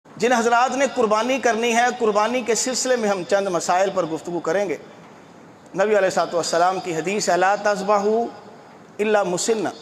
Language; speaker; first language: Urdu; non-native, local second language; Punjabi